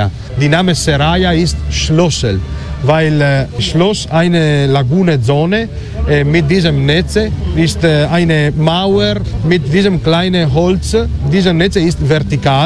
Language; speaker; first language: German; non-native, learner; Italian